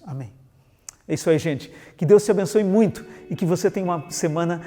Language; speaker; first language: Portuguese; native; Portuguese